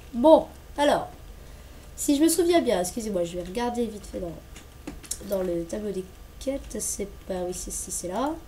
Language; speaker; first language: French; native; French